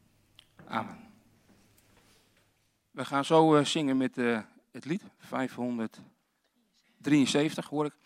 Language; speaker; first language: Dutch; native; Dutch